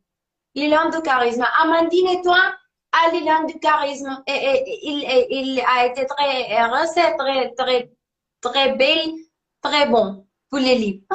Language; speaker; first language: French; non-native, learner; Spanish